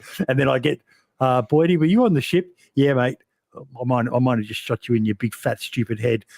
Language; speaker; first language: English; native; English